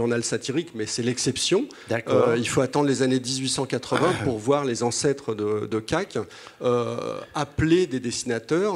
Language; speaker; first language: French; native; French